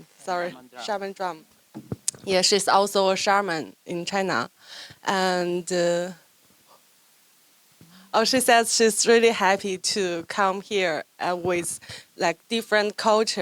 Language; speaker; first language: English; non-native, fluent; Chinese